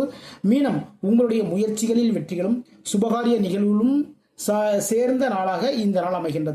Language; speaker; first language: Tamil; native; Tamil